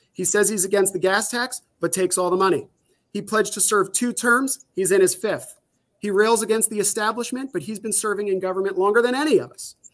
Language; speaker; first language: English; native; English